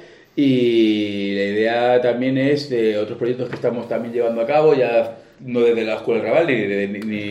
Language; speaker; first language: Spanish; native; Spanish